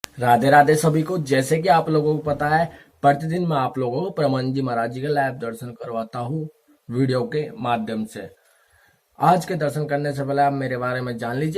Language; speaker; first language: Hindi; native; Hindi